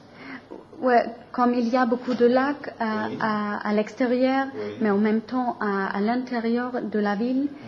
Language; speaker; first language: French; non-native, learner; German